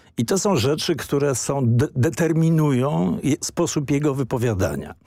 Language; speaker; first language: Polish; native; Polish